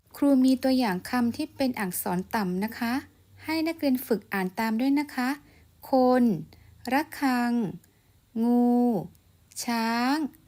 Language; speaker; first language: Thai; non-native, local second language; Malay